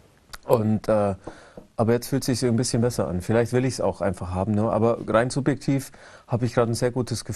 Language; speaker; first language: German; native; German